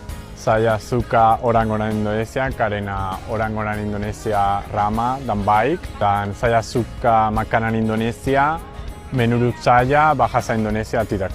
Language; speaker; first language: Indonesian; non-native, learner; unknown